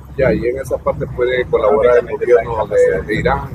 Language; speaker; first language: Spanish; native; Spanish